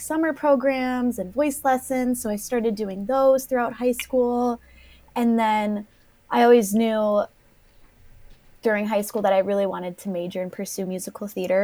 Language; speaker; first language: English; native; English